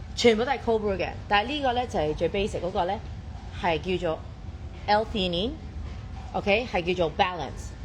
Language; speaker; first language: Cantonese; early bilingual, heritage; Cantonese